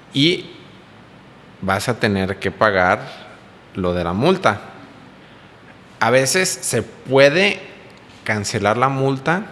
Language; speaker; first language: Spanish; native; Spanish